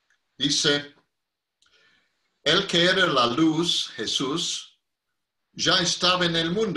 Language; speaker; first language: Spanish; non-native, fluent; English